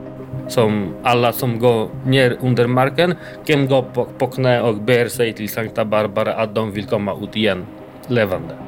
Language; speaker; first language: Swedish; non-native, learner; Polish